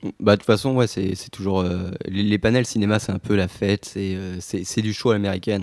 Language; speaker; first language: French; native; French